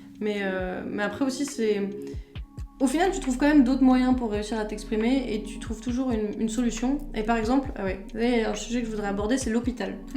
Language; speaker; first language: French; native; French